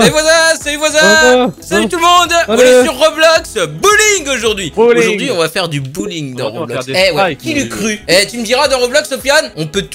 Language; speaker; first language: French; native; French